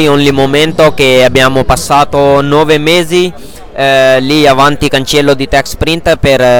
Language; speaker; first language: Italian; non-native, learner; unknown